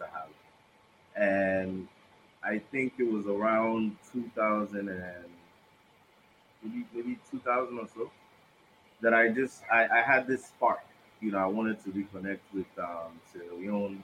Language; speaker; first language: English; non-native, local second language; Krio